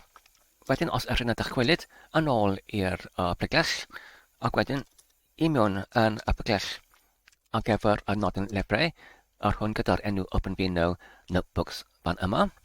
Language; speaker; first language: Welsh; non-native, learner; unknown